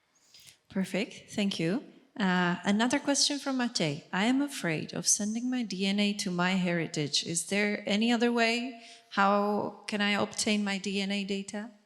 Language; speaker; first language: English; non-native, fluent; Czech